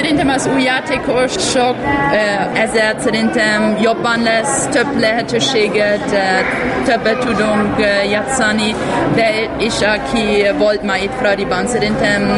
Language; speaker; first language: Hungarian; non-native, learner; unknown